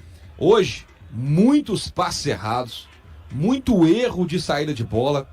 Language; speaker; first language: Portuguese; native; Portuguese